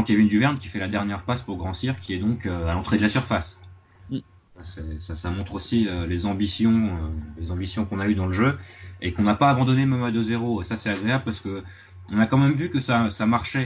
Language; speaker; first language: French; native; French